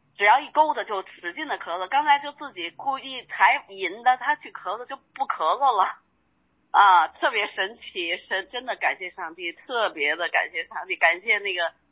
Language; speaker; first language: Chinese; native; Chinese